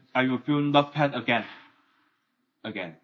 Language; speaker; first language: English; non-native, learner; Chinese